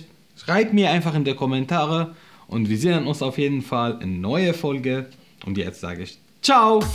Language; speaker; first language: German; non-native, fluent; Arabic